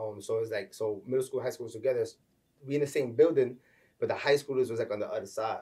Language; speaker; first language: English; early bilingual, other home language; Spanish